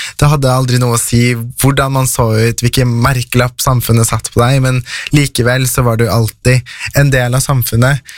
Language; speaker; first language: Norwegian; early bilingual, other home language; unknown